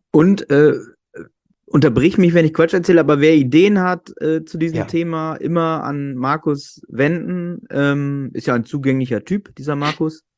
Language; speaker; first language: German; native; German